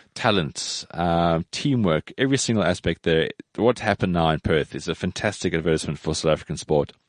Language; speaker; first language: English; native; English